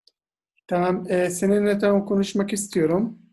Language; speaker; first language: Turkish; non-native, learner; Arabic